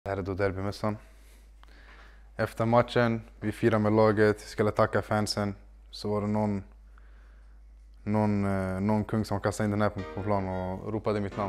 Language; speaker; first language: Swedish; native; Swedish